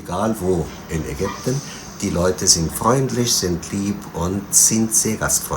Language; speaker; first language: German; non-native, fluent; Arabic